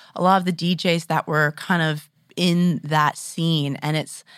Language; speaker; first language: English; native; English